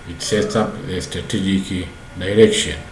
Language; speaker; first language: English; non-native, local second language; Swahili